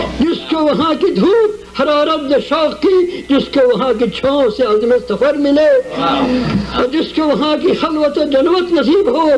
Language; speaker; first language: Urdu; native; Urdu